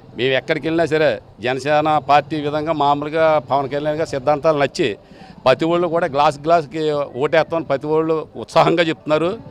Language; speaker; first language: Telugu; native; Telugu